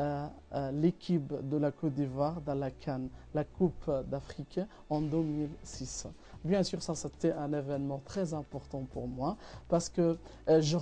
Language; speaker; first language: French; non-native, fluent; Arabic